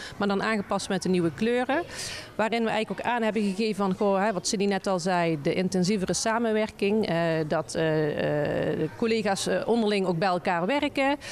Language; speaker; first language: Dutch; native; Dutch